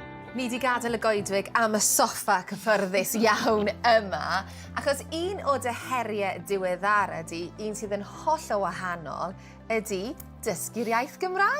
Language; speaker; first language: Welsh; native; Welsh